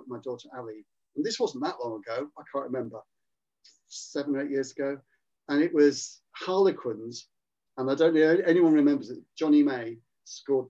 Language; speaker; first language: English; native; English